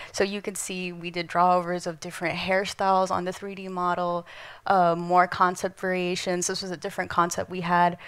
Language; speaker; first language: English; non-native, fluent; Indonesian